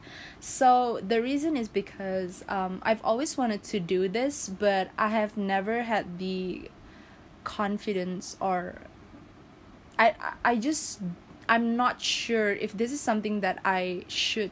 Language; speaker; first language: English; non-native, local second language; Malay